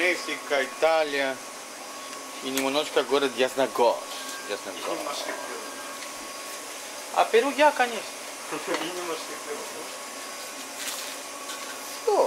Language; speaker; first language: Russian; non-native, learner; Spanish